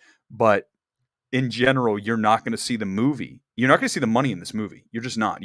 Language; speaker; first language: English; native; English